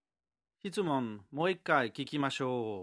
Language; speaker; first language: Japanese; non-native, learner; French